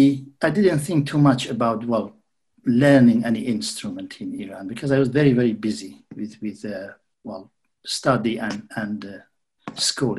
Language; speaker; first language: English; non-native, fluent; Central Kurdish